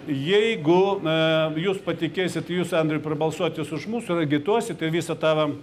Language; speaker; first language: Lithuanian; non-native, fluent; Ukrainian